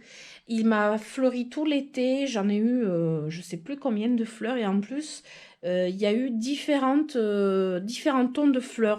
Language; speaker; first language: French; native; French